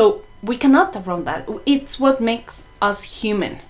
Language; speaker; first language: English; non-native, fluent; Spanish